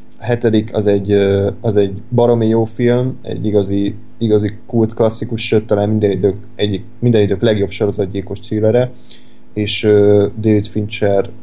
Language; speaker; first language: Hungarian; native; Hungarian